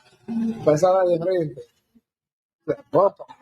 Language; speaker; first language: Spanish; non-native, learner; English